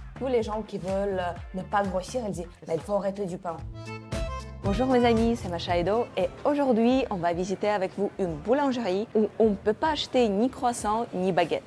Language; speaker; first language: French; non-native, fluent; Russian